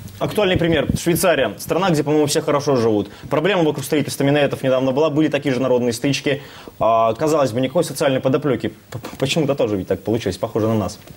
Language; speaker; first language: Russian; native; Russian